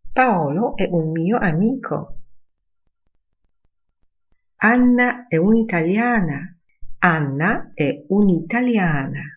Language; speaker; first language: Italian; non-native, fluent; Polish